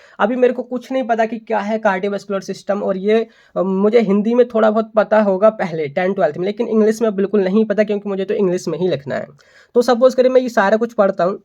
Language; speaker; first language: Hindi; native; Hindi